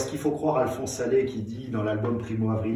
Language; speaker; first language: French; native; French